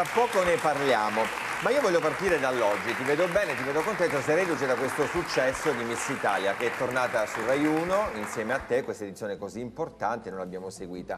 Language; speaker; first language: Italian; native; Italian